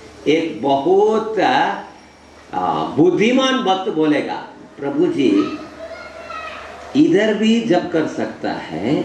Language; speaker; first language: Hindi; non-native, learner; English